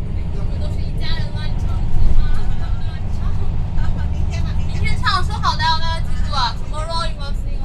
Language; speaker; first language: Chinese; native; Chinese